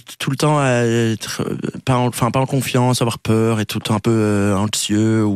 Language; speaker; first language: French; native; French